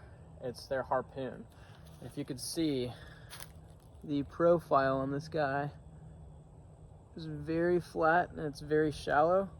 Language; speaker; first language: English; native; English